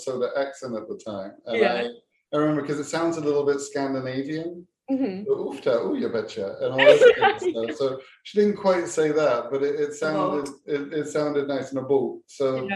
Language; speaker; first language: English; native; English